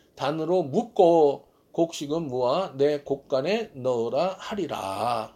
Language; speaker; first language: Korean; native; Korean